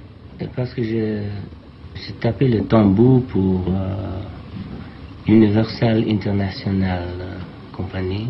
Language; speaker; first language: French; non-native, learner; English